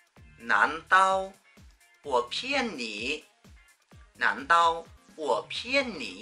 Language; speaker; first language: Chinese; non-native, fluent; Vietnamese